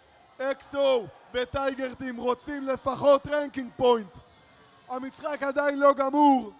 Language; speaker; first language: Hebrew; native; Hebrew